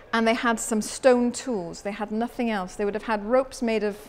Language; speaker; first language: English; native; English